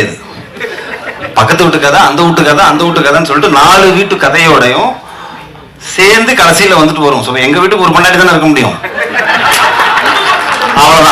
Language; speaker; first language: Tamil; native; Tamil